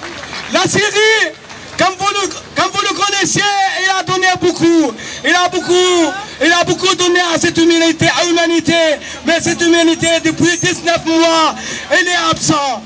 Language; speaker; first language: French; non-native, learner; Arabic